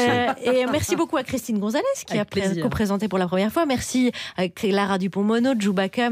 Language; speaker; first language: French; native; French